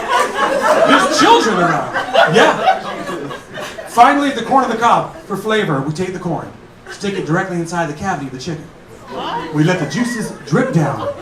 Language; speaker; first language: English; native; English